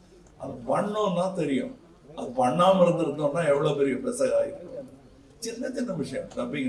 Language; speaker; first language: Tamil; native; Tamil